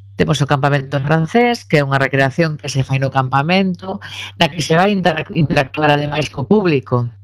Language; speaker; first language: Galician; native; Galician